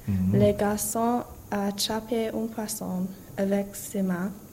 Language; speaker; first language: French; non-native, learner; English